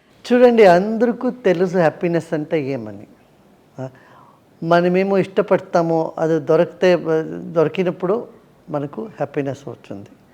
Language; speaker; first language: Telugu; non-native, local second language; Tamil